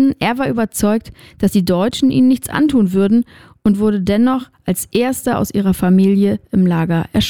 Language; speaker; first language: German; native; German